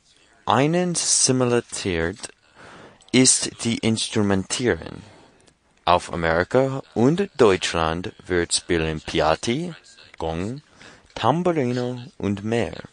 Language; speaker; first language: German; non-native, learner; English